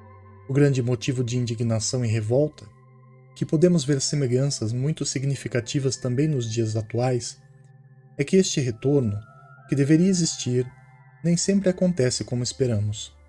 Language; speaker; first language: Portuguese; native; Portuguese